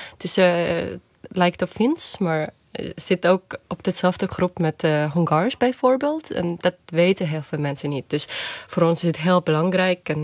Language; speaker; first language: Dutch; non-native, fluent; Estonian